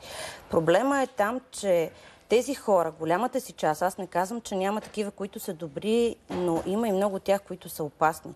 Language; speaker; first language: Bulgarian; native; Bulgarian